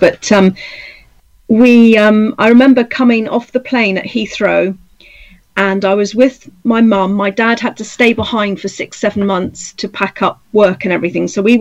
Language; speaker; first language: English; native; English